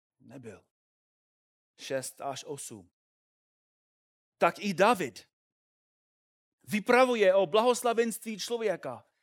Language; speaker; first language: Czech; non-native, fluent; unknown